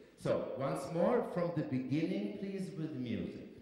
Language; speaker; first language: English; non-native, fluent; German